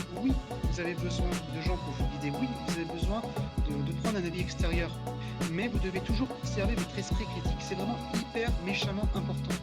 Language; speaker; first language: French; native; French